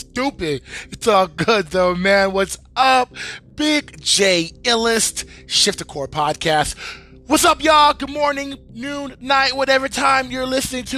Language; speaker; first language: English; native; English